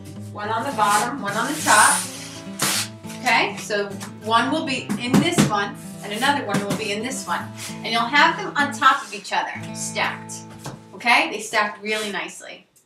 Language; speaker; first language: English; native; English